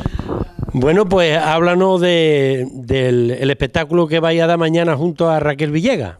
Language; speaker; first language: Spanish; native; Spanish